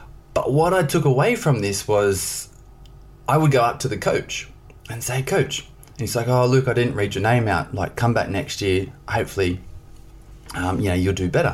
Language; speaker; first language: English; native; English